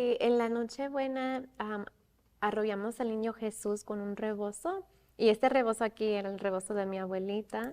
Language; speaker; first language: Spanish; early bilingual, other home language; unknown